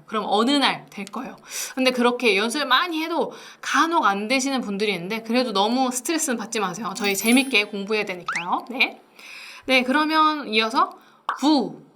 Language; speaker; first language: Korean; native; Korean